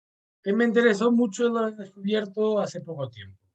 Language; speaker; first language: Spanish; non-native, fluent; Portuguese